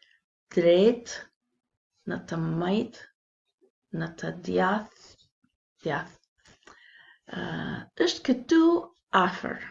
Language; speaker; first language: Albanian; non-native, learner; English